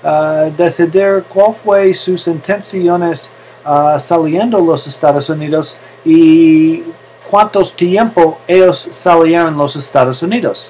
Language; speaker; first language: Spanish; non-native, learner; English